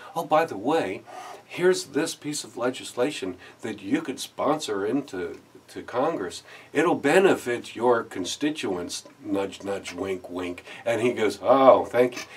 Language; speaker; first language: English; native; English